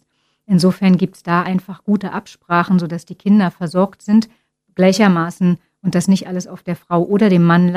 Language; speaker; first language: German; native; German